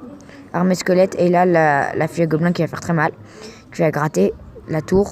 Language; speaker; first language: French; native; French